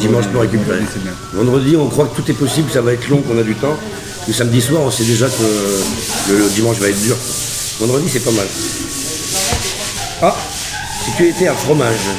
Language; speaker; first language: French; native; French